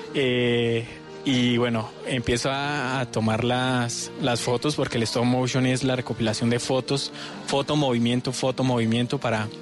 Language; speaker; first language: Spanish; native; Spanish